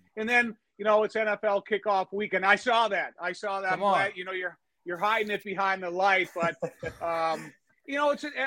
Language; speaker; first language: English; native; English